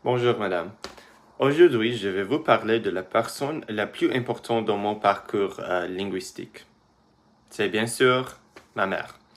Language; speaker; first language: French; early bilingual, other home language; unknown